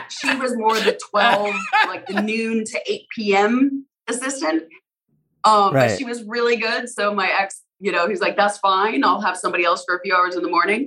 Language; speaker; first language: English; native; English